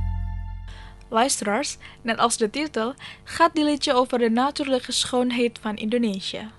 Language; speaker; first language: Dutch; non-native, fluent; Indonesian